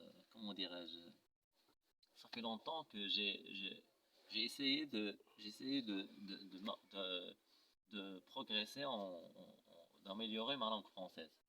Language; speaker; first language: French; non-native, local second language; Arabic